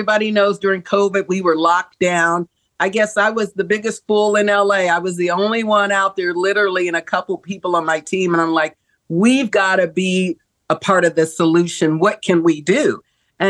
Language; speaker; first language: English; native; English